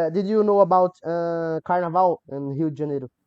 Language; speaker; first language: English; non-native, learner; Portuguese